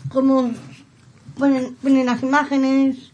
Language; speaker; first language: Catalan; non-native, learner; Spanish